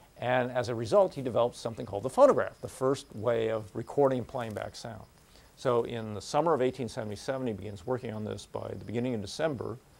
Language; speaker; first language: English; native; English